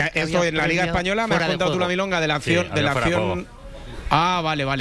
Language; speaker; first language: Spanish; native; Spanish